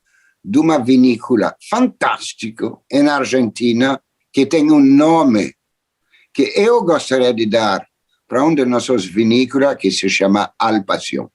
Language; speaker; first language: Portuguese; non-native, fluent; French